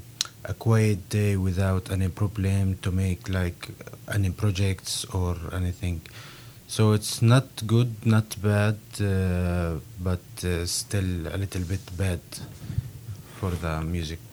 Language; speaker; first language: English; non-native, learner; Arabic